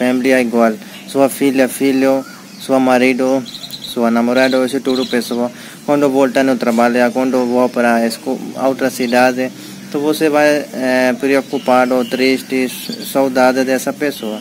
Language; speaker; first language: Portuguese; non-native, learner; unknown